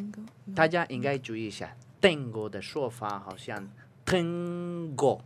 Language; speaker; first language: Chinese; non-native, fluent; Spanish